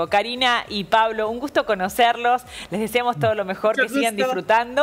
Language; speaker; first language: Spanish; native; Spanish